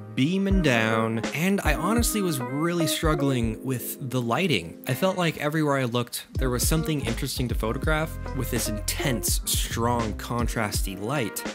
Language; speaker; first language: English; native; English